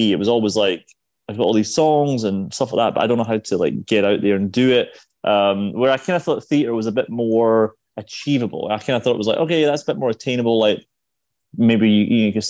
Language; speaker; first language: English; native; English